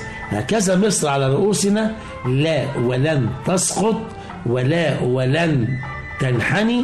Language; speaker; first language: Arabic; native; Arabic